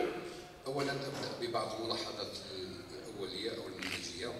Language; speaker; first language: Arabic; native; Arabic